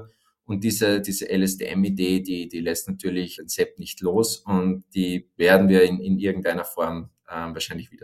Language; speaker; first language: German; native; German